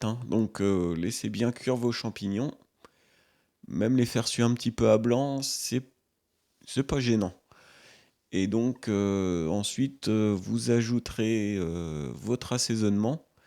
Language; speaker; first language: French; native; French